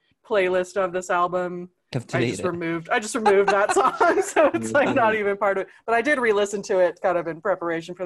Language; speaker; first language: English; native; English